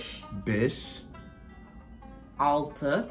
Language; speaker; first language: Turkish; early bilingual, heritage; Turkish